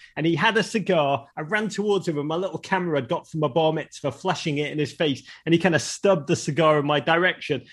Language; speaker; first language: English; native; English